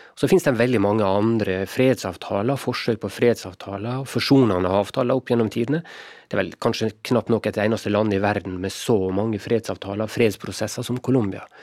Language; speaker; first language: Norwegian; native; Norwegian